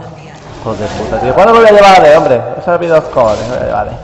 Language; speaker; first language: Spanish; native; Spanish